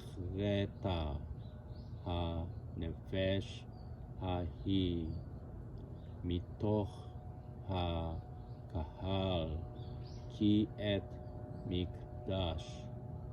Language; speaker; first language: Hebrew; non-native, learner; Japanese